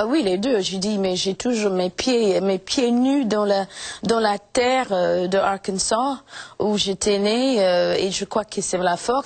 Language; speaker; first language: French; non-native, fluent; English